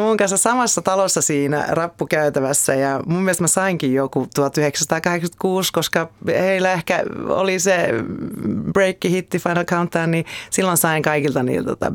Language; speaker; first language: Finnish; early bilingual, heritage; Finnish